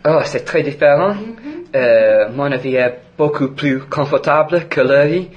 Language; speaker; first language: French; non-native, fluent; English